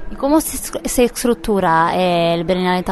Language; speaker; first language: Spanish; non-native, fluent; Italian